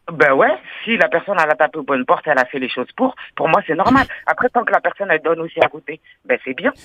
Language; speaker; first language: French; native; French